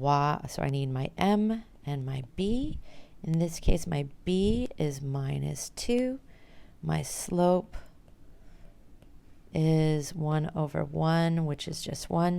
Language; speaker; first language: English; native; English